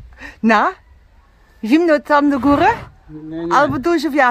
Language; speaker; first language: Polish; non-native, learner; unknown